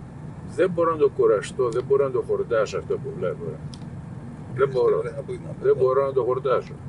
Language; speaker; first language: Greek; early bilingual, heritage; English